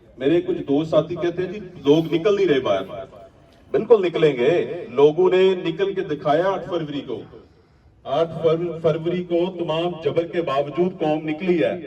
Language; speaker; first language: Urdu; non-native, local second language; Punjabi